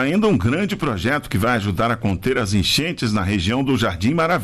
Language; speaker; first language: Portuguese; native; Portuguese